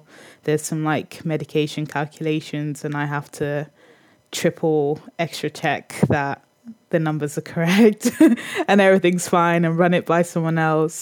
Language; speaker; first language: English; native; English